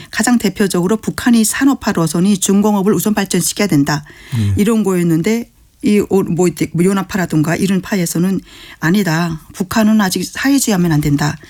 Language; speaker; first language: Korean; native; Korean